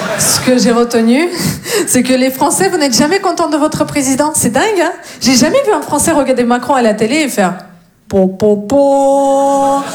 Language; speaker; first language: French; non-native, fluent; Russian